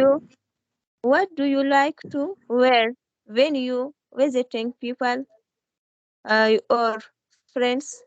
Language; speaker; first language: English; non-native, learner; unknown